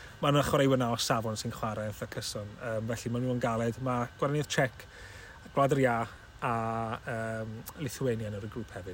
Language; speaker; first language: Welsh; native; Welsh